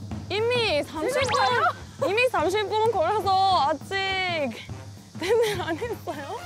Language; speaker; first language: Korean; non-native, learner; Spanish